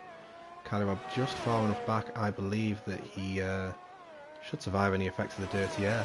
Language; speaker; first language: English; native; English